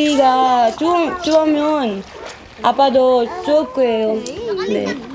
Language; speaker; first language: Korean; non-native, learner; Filipino